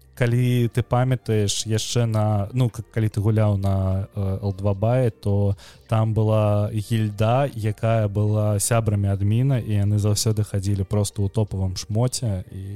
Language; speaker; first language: Belarusian; non-native, local second language; Russian